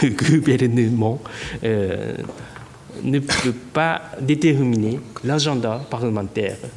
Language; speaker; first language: French; non-native, fluent; Japanese